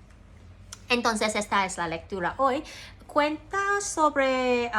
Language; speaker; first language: Spanish; non-native, learner; Cantonese